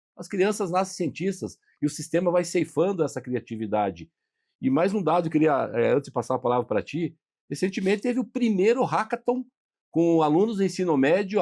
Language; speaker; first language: Portuguese; native; Portuguese